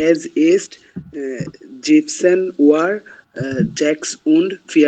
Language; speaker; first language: German; non-native, learner; Bangla